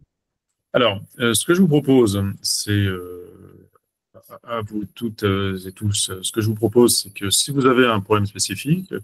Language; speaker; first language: French; native; French